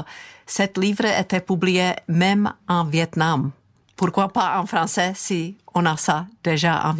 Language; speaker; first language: French; non-native, fluent; Czech